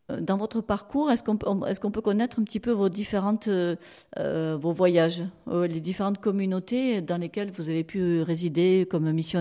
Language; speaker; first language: French; native; French